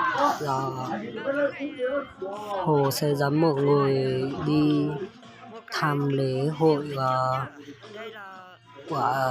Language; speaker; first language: Vietnamese; non-native, local second language; Hmong